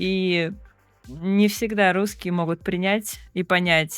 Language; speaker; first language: Russian; native; Russian